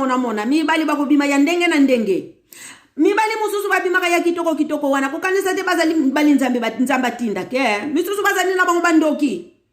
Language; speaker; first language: Lingala; non-native, local second language; Kongo